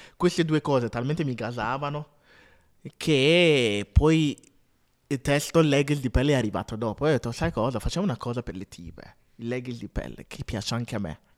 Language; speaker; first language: Italian; early bilingual, other home language; Akan